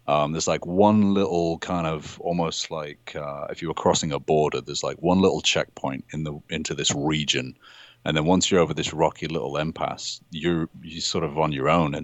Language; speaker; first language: English; native; English